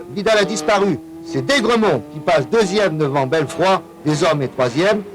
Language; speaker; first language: French; native; French